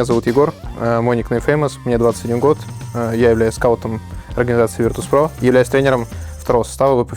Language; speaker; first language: Russian; native; Russian